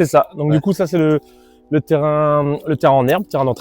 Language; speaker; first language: French; native; French